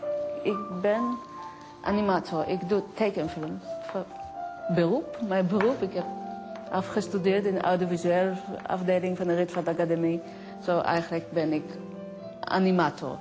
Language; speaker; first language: Dutch; non-native, fluent; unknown